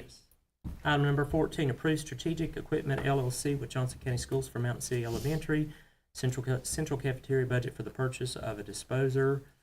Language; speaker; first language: English; native; English